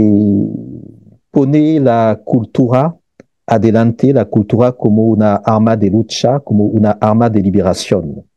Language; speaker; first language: Spanish; non-native, fluent; French